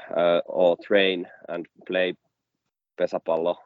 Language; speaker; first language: English; non-native, fluent; Finnish